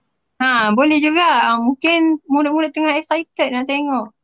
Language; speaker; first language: Malay; native; Malay